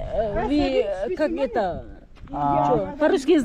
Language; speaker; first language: Russian; non-native, local second language; Uzbek